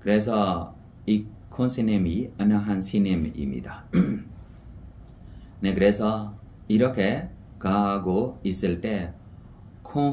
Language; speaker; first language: Korean; non-native, fluent; Burmese